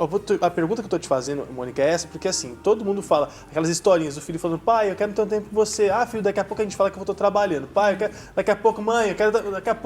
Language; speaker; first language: Portuguese; native; Portuguese